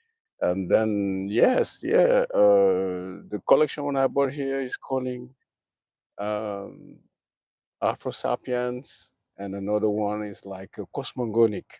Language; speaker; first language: English; non-native, learner; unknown